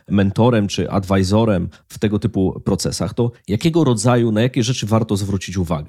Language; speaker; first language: Polish; native; Polish